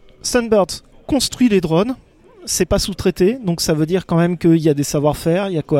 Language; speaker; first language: French; native; French